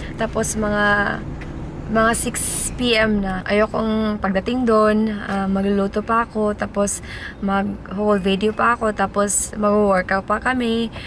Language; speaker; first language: Filipino; non-native, local second language; Cebuano